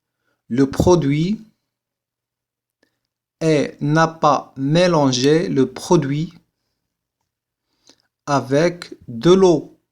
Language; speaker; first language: French; non-native, fluent; Arabic